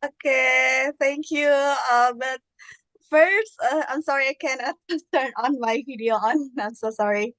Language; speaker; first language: English; non-native, learner; Indonesian